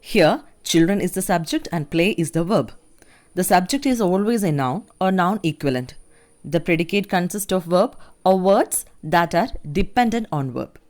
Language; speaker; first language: English; non-native, local second language; Malayalam